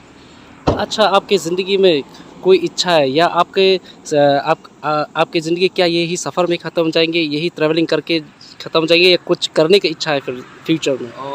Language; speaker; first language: Hindi; non-native, local second language; Khasi